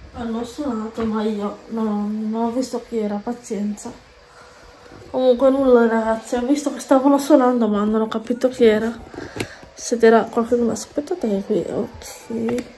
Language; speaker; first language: Italian; native; Italian